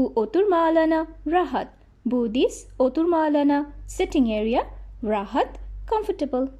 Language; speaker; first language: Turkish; non-native, learner; Bangla